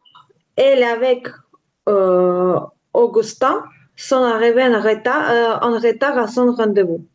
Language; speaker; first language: French; non-native, learner; Ukrainian